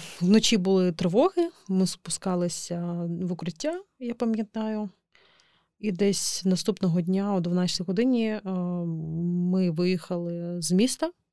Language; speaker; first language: Ukrainian; non-native, local second language; Crimean Tatar